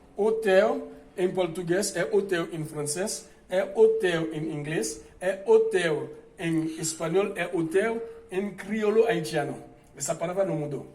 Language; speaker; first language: Portuguese; non-native, fluent; Haitian Creole